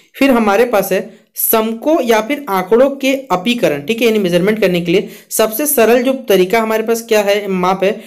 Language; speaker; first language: Hindi; native; Hindi